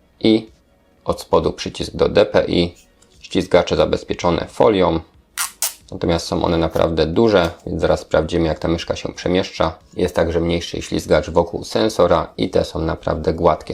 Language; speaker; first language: Polish; native; Polish